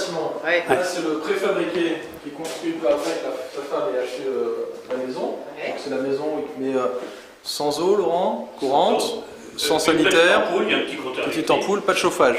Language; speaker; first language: French; native; French